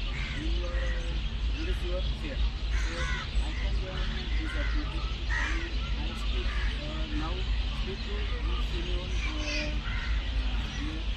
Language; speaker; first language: English; non-native, learner; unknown